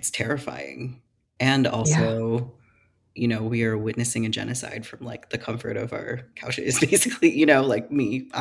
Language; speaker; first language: English; non-native, local second language; Filipino